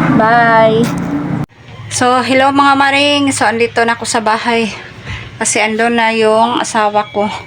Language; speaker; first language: Filipino; non-native, local second language; Cebuano